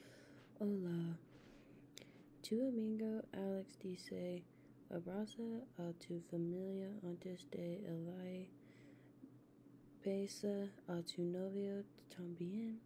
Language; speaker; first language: Spanish; non-native, learner; English